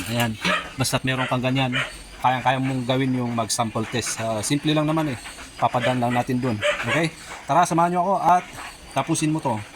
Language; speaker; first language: Filipino; non-native, local second language; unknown